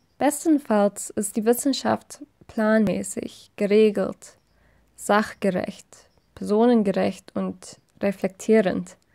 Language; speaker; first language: German; non-native, fluent; English